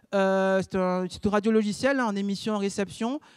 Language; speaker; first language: French; native; French